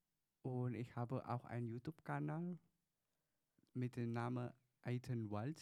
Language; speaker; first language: German; non-native, learner; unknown